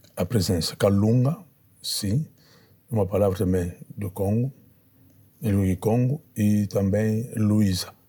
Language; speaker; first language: Portuguese; non-native, fluent; Kongo